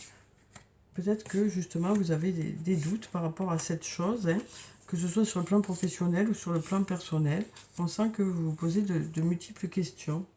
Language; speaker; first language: French; native; French